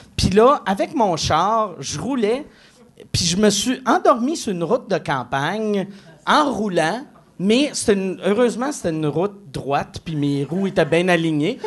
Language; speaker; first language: French; native; French